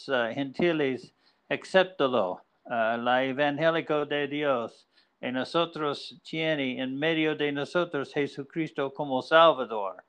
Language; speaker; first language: Spanish; non-native, learner; English